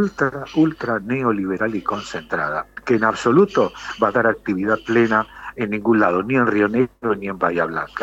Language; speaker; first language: Spanish; native; Spanish